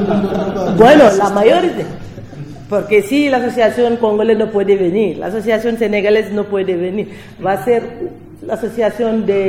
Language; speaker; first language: Spanish; non-native, learner; French